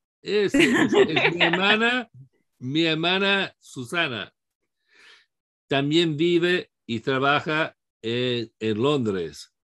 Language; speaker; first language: Spanish; non-native, fluent; English